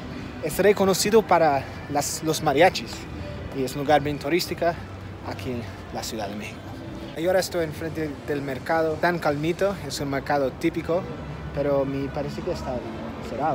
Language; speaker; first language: Spanish; non-native, fluent; English